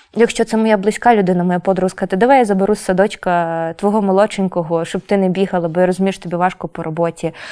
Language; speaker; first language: Ukrainian; native; Ukrainian